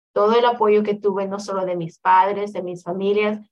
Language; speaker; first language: Spanish; native; Spanish